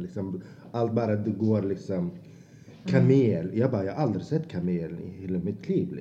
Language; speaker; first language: Swedish; non-native, fluent; Azerbaijani